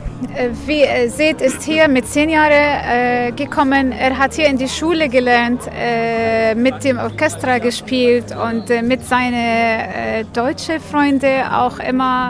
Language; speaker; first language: German; non-native, learner; Arabic